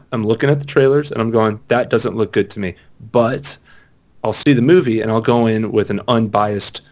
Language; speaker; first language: English; native; English